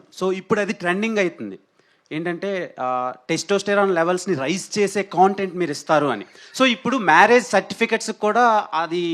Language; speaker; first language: Telugu; native; Telugu